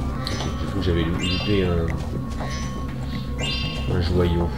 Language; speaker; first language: French; native; French